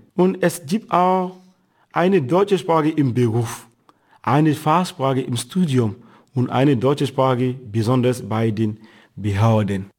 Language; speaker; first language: German; non-native, fluent; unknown